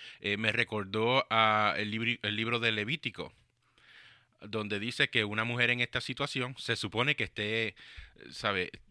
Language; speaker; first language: Spanish; early bilingual, heritage; Spanish